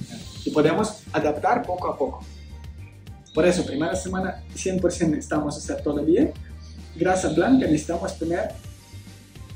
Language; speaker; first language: Spanish; non-native, learner; Ukrainian